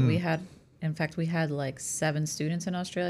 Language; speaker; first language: English; native; English